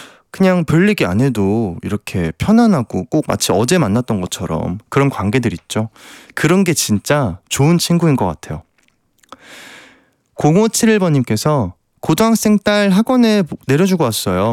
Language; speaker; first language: Korean; native; Korean